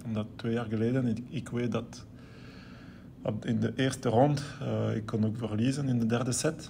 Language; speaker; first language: Dutch; non-native, local second language; French